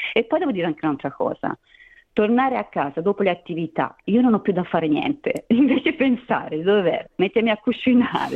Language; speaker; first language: Italian; native; Italian